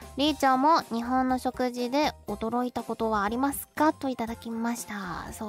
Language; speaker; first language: Japanese; non-native, fluent; Chinese